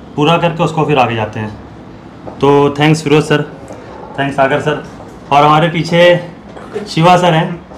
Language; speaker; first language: Hindi; native; Hindi